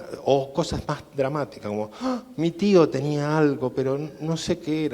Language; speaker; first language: Spanish; native; Spanish